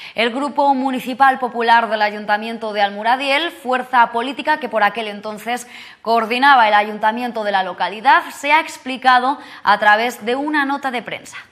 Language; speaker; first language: Spanish; native; Spanish